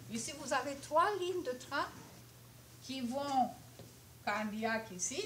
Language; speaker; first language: French; non-native, fluent; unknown